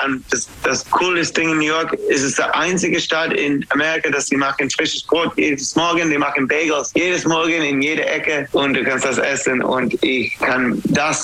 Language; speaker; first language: German; non-native, learner; English